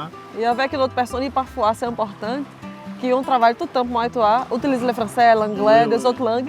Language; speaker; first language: French; non-native, fluent; Portuguese